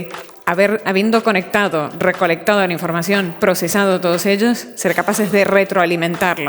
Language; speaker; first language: Spanish; native; Spanish